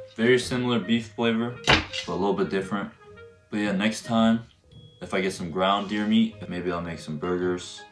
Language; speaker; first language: English; early bilingual, other home language; Japanese